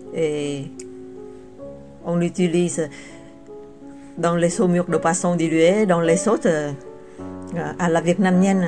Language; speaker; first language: French; non-native, fluent; Vietnamese